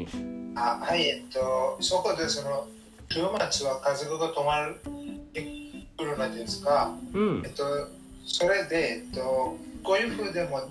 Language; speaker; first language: Japanese; non-native, learner; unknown